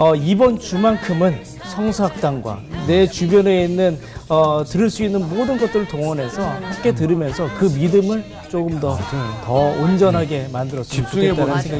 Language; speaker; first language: Korean; native; Korean